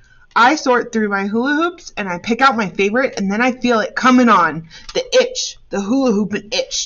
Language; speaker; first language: English; native; English